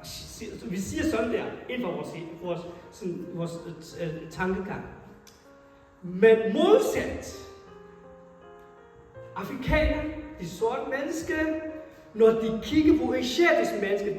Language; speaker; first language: Danish; non-native, fluent; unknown